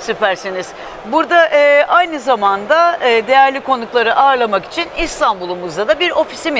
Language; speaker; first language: Turkish; native; Turkish